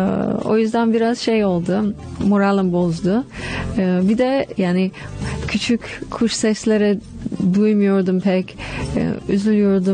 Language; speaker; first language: Turkish; non-native, fluent; English